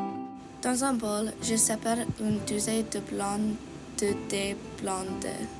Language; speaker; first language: French; non-native, learner; English